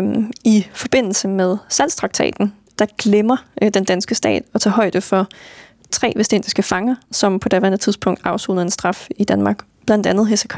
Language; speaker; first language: Danish; native; Danish